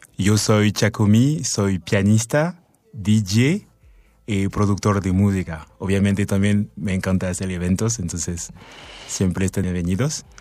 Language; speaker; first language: Spanish; non-native, fluent; French